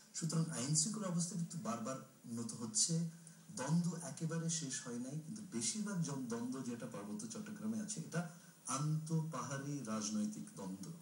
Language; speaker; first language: Bangla; non-native, local second language; Chakma